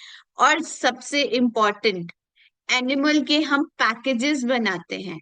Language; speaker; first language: Hindi; native; Hindi